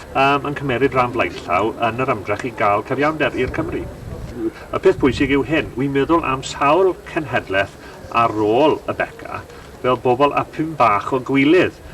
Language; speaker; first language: Welsh; native; Welsh